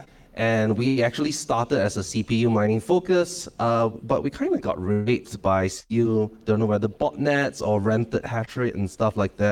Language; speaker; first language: English; non-native, local second language; Cantonese